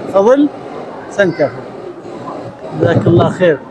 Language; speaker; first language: Arabic; native; Arabic